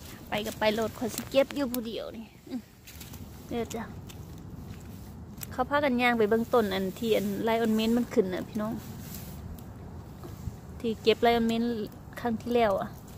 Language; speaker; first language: Thai; non-native, local second language; Northeastern Thai